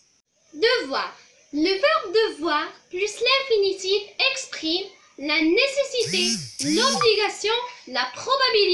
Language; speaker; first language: French; non-native, local second language; Arabic